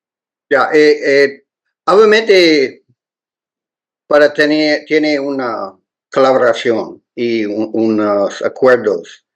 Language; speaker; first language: Spanish; non-native, learner; English